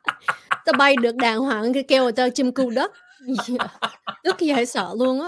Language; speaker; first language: Vietnamese; early bilingual, heritage; Vietnamese